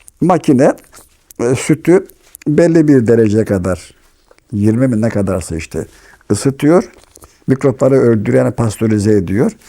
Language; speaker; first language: Turkish; native; Turkish